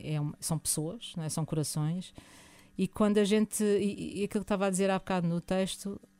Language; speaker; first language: Portuguese; native; Portuguese